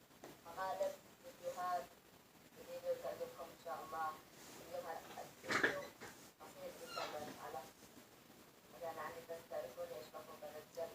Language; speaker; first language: Arabic; early bilingual, other home language; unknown